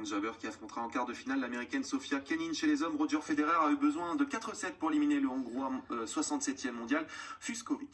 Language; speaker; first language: French; native; French